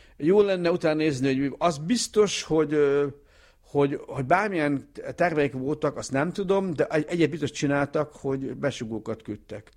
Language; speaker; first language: Hungarian; early bilingual, heritage; Hungarian